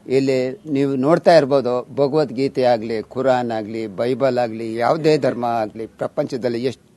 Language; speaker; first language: Kannada; non-native, local second language; Urdu